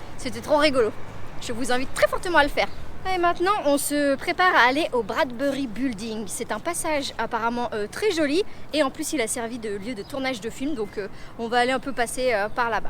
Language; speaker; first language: French; native; French